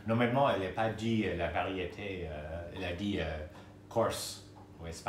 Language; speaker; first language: French; non-native, fluent; English